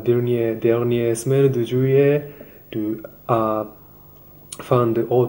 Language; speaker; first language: French; non-native, learner; Japanese